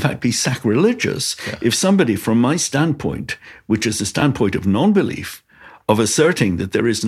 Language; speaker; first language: English; native; English